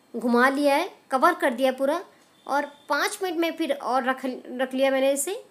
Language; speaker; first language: Hindi; native; Hindi